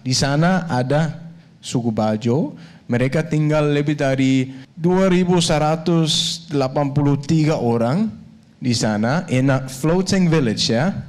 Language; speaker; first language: Indonesian; non-native, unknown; Danish